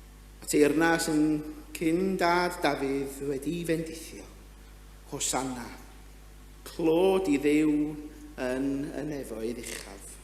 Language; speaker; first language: Welsh; native; Welsh